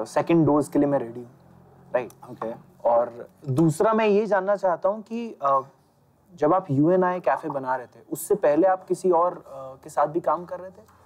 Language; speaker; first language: Hindi; native; Hindi